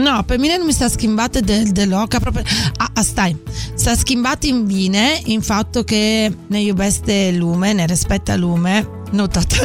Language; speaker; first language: Romanian; non-native, fluent; Italian